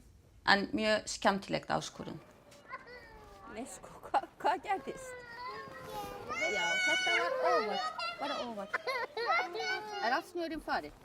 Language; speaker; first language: Icelandic; non-native, fluent; Turkish